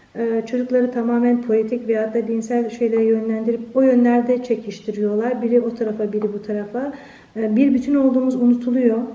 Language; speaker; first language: Turkish; early bilingual, heritage; Turkish